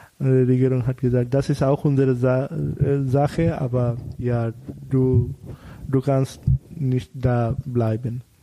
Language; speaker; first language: German; non-native, learner; Bangla